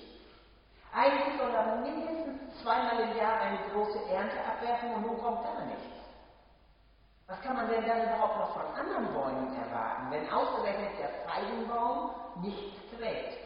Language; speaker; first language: German; native; German